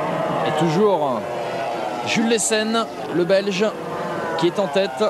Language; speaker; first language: French; native; French